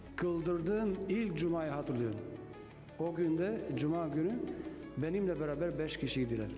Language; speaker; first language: Turkish; non-native, fluent; Albanian